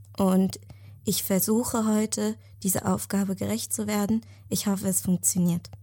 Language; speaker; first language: German; early bilingual, other home language; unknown